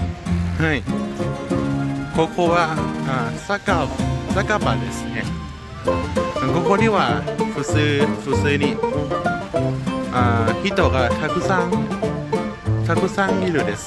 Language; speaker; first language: Japanese; non-native, learner; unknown